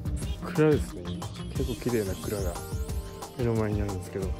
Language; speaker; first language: Japanese; native; Japanese